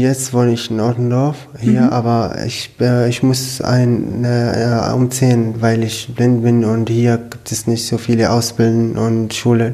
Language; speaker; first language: German; non-native, learner; Arabic